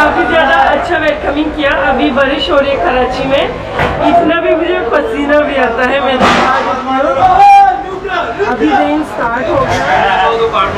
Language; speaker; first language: Hindi; non-native, learner; Turkish